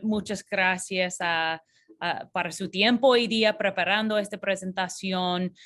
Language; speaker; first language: Spanish; non-native, fluent; English